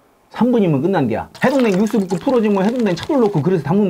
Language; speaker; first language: Korean; native; Korean